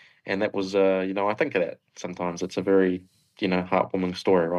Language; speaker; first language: English; native; English